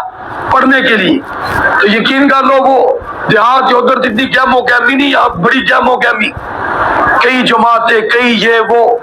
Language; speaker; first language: Urdu; native; Urdu